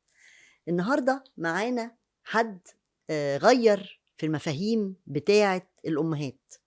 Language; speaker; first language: Arabic; native; Arabic